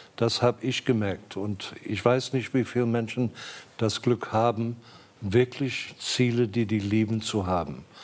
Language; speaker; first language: German; non-native, fluent; English